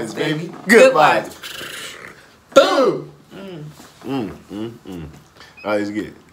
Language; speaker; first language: English; native; English